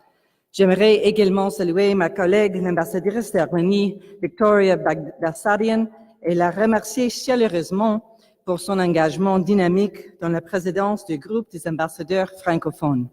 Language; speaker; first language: French; non-native, local second language; English